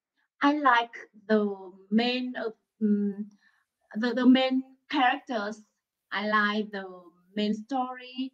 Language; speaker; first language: English; non-native, learner; Vietnamese